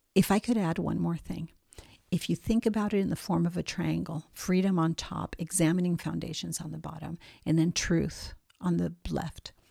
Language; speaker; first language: English; early bilingual, other home language; Spanish